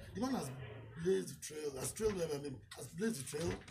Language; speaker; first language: English; non-native, local second language; Yoruba